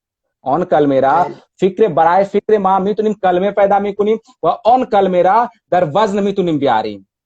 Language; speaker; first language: Persian; non-native, fluent; Hindi